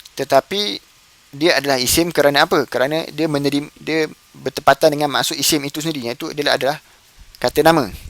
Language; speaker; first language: Malay; native; Malay